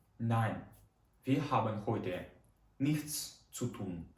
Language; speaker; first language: German; non-native, fluent; Ukrainian